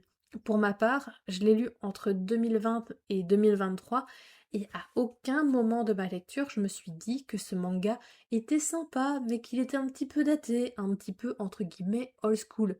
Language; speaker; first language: French; native; French